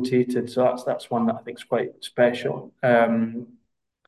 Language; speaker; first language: English; native; English